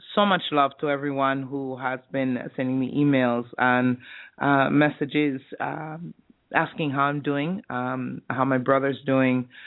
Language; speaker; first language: English; native; English